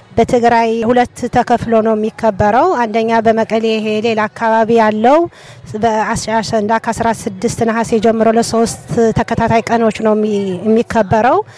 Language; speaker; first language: Amharic; non-native, local second language; Tigrinya